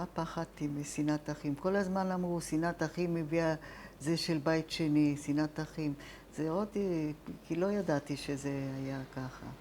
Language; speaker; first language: Hebrew; non-native, fluent; Italian